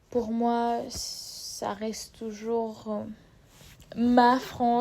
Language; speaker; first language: French; non-native, fluent; Russian